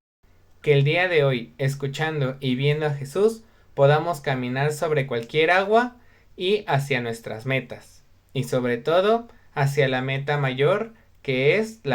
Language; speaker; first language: Spanish; native; Spanish